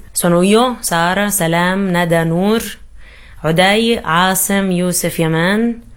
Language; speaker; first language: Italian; non-native, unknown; Arabic